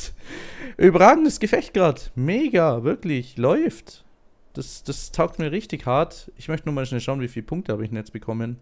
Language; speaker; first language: German; native; German